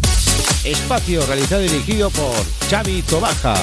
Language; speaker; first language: Spanish; native; Spanish